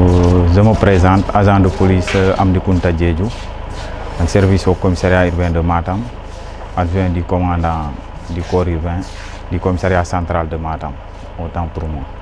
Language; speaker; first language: French; non-native, local second language; Wolof